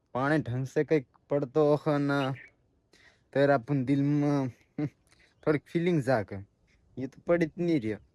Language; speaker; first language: Hindi; non-native, local second language; Gujarati